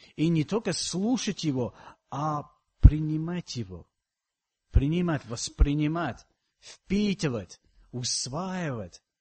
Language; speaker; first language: Russian; non-native, fluent; English